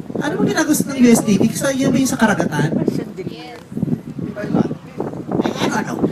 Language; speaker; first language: Filipino; native; Filipino